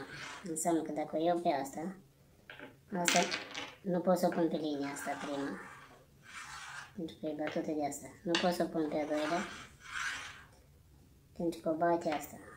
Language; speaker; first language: Romanian; non-native, learner; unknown